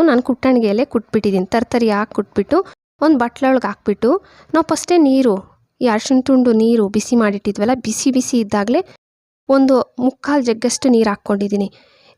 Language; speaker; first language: Kannada; native; Kannada